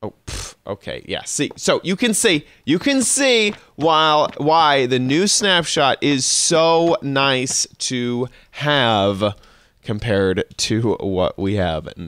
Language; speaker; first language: English; native; English